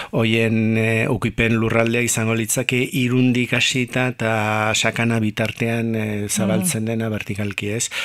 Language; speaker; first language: Basque; native; Basque